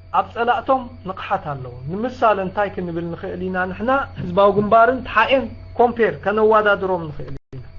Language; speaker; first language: Tigrinya; native; Tigrinya